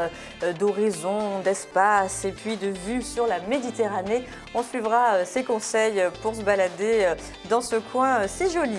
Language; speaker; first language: French; native; French